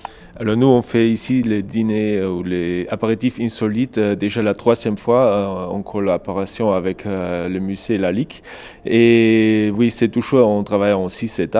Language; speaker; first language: French; non-native, fluent; German